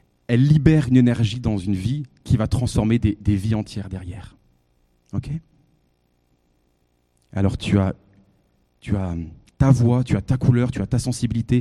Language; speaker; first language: French; native; French